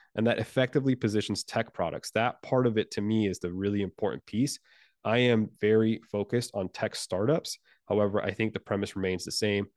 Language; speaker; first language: English; non-native, fluent; Spanish